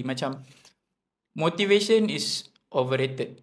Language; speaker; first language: English; non-native, local second language; Malay